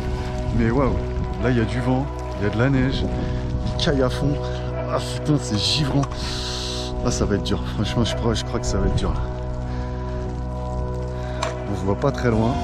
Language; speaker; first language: French; native; French